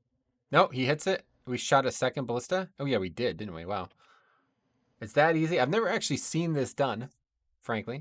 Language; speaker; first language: English; native; English